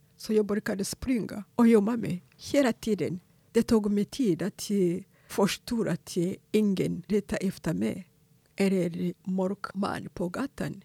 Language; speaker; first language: Swedish; non-native, fluent; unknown